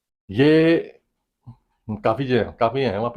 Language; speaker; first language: Hindi; native; Hindi